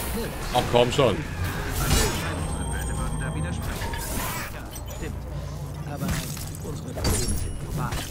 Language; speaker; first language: German; non-native, fluent; English